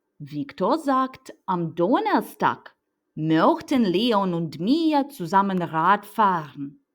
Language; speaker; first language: German; non-native, fluent; Ukrainian